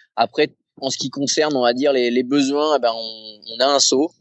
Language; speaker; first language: French; native; French